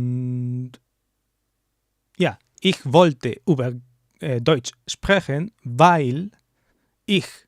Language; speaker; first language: German; non-native, learner; English